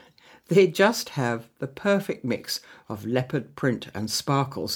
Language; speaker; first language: English; native; English